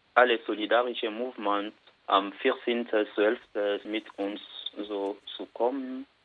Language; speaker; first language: German; non-native, learner; Bambara